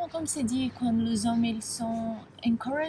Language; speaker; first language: French; non-native, learner; Spanish